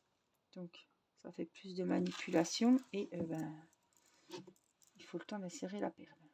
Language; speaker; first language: French; native; French